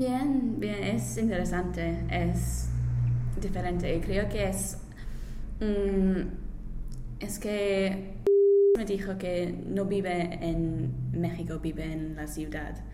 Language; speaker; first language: Spanish; non-native, learner; English